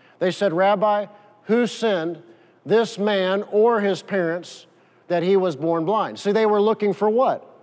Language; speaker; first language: English; native; English